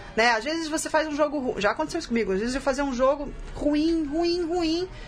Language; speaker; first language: Portuguese; native; Portuguese